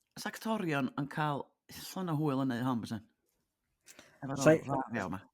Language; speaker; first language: Welsh; native; Welsh